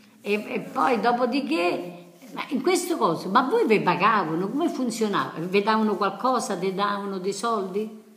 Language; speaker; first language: Italian; native; Italian